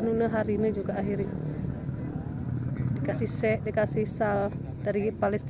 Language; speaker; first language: Indonesian; native; Indonesian